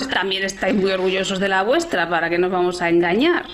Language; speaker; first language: Spanish; native; Spanish